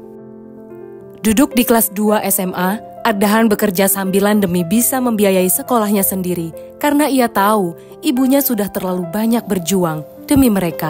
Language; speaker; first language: Indonesian; native; Indonesian